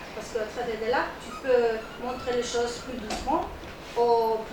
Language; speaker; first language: French; non-native, learner; Spanish